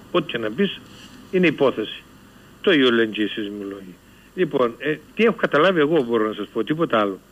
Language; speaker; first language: Greek; native; Greek